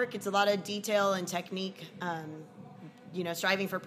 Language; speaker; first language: English; native; English